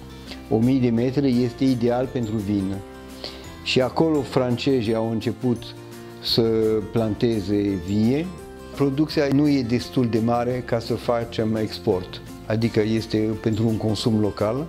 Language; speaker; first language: Romanian; early bilingual, heritage; French